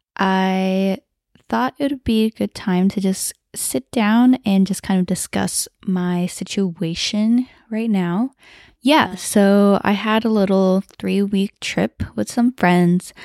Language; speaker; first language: English; early bilingual, other home language; Chinese